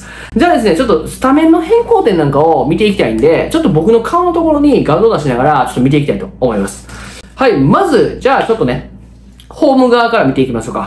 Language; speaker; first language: Japanese; native; Japanese